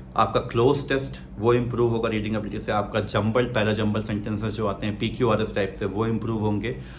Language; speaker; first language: Hindi; native; Hindi